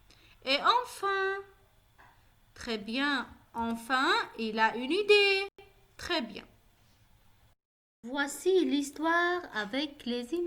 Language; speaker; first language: French; non-native, local second language; Arabic